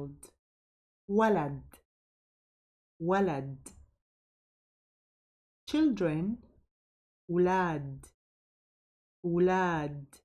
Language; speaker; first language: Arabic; native; Arabic